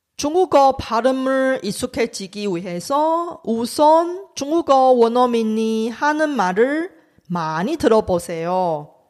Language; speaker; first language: Korean; non-native, fluent; Chinese